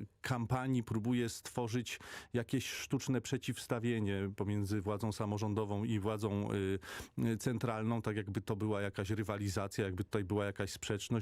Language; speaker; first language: Polish; native; Polish